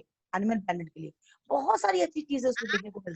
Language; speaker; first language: Hindi; native; Hindi